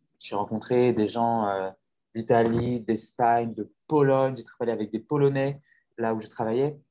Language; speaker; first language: French; native; French